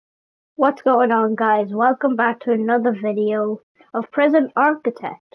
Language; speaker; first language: English; native; English